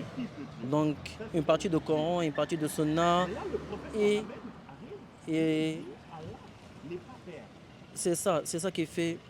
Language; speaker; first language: French; non-native, learner; Arabic